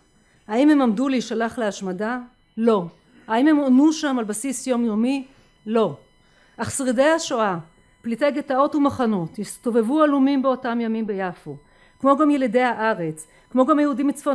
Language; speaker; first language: Hebrew; native; Hebrew